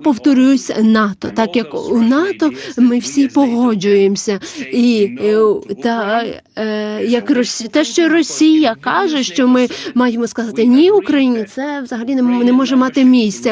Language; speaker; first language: Ukrainian; non-native, learner; Lithuanian